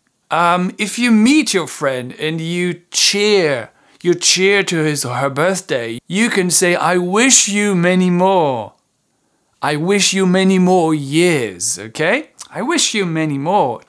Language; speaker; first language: English; non-native, fluent; French